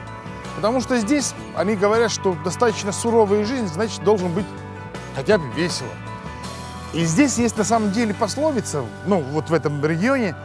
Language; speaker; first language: Russian; non-native, fluent; Finnish